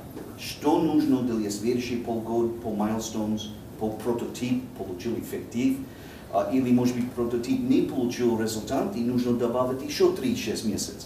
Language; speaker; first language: Russian; non-native, fluent; English